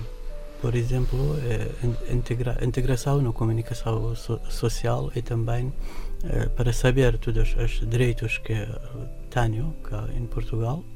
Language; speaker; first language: Portuguese; non-native, learner; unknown